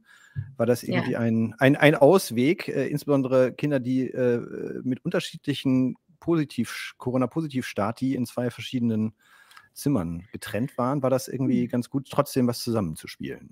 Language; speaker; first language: German; native; German